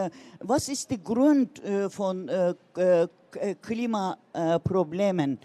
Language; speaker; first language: German; non-native, learner; Turkish